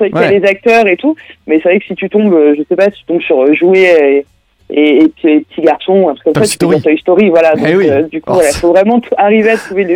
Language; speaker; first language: French; native; French